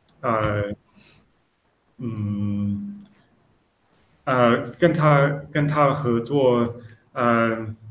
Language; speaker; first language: Chinese; non-native, learner; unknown